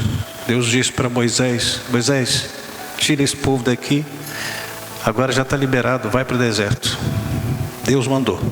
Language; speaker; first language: Portuguese; native; Portuguese